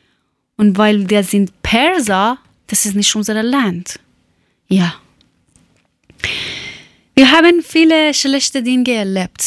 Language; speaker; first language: German; non-native, learner; Persian